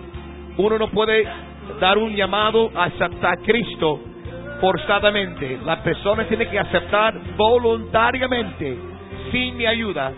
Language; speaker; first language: Spanish; non-native, fluent; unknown